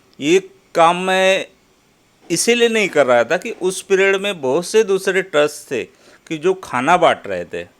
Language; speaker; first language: Hindi; non-native, local second language; Marathi